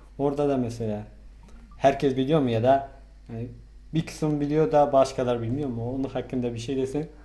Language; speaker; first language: Turkish; non-native, fluent; Mongolian